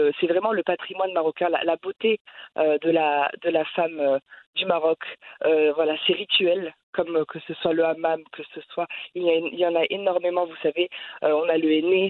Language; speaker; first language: French; native; French